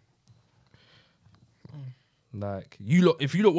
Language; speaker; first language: English; native; English